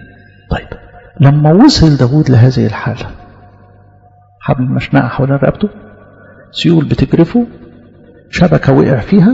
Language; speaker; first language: Arabic; native; Arabic